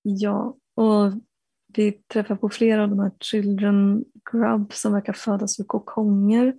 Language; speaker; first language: Swedish; native; Swedish